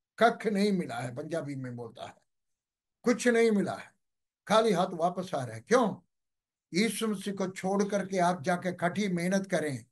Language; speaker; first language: Hindi; non-native, local second language; Malayalam